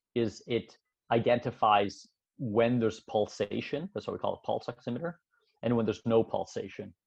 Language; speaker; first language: English; native; English